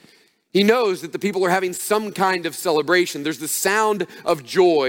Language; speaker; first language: English; native; English